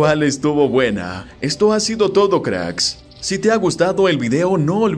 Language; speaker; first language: Spanish; native; Spanish